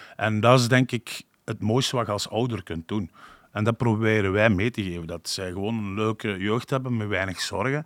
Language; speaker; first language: Dutch; non-native, local second language; Turkish